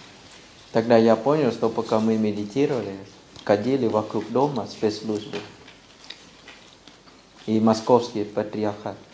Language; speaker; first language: Russian; non-native, fluent; Thai